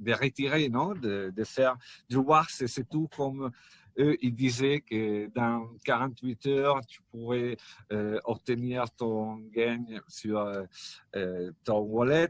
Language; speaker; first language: French; non-native, fluent; Italian